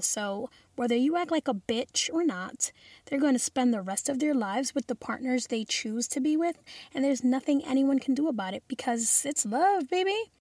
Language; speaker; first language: English; early bilingual, other home language; Spanish